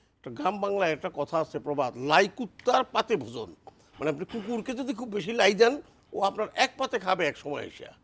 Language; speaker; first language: Bangla; native; Bangla